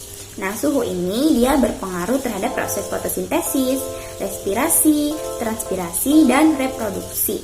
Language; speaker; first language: Indonesian; non-native, local second language; Banjar